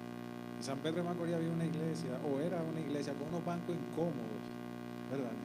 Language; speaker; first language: Spanish; native; Spanish